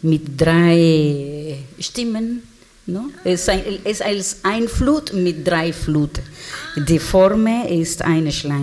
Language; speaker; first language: German; non-native, learner; Spanish